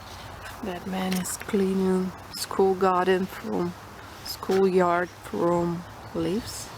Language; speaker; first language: English; non-native, local second language; Russian